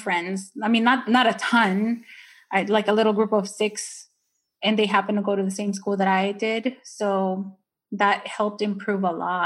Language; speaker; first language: English; early bilingual, other home language; Spanish